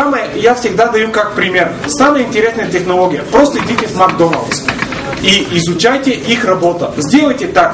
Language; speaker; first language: Russian; non-native, fluent; Bulgarian